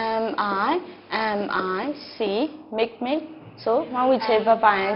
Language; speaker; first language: English; non-native, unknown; Burmese